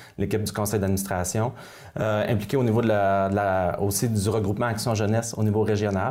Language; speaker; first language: French; native; French